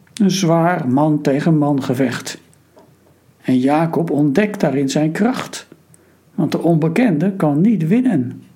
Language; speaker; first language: Dutch; native; Dutch